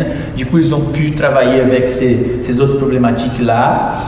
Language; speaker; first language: French; non-native, fluent; Portuguese